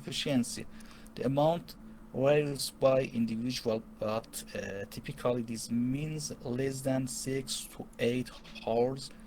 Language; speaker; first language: English; non-native, learner; Persian